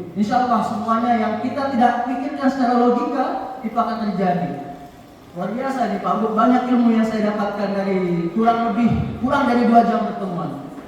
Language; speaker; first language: Indonesian; native; Indonesian